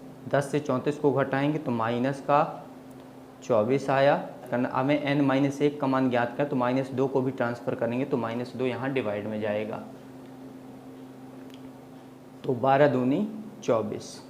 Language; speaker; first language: Hindi; native; Hindi